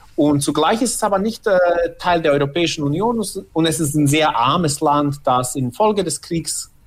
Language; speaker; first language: German; early bilingual, other home language; Bosnian